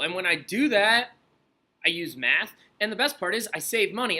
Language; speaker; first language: English; native; English